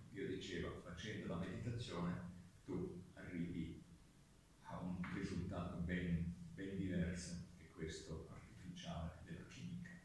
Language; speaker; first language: Italian; non-native, local second language; German